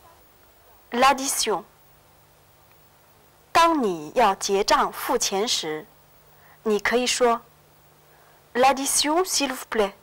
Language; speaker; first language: French; non-native, fluent; Chinese